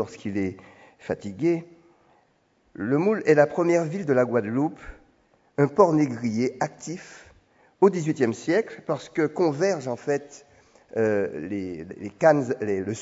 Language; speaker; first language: French; native; French